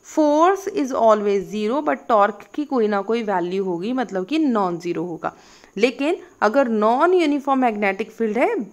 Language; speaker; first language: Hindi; non-native, local second language; Punjabi